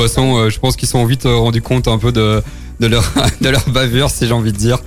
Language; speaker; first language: French; native; French